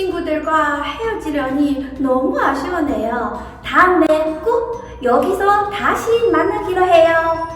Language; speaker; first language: Korean; non-native, fluent; Chinese